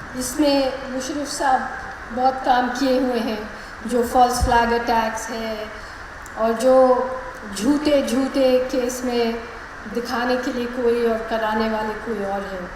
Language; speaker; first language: Hindi; non-native, local second language; English